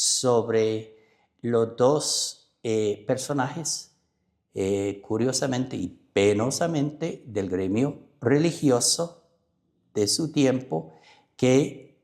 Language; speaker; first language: Spanish; non-native, fluent; English